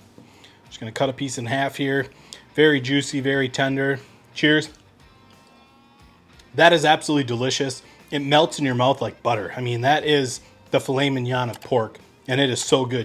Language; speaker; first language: English; native; English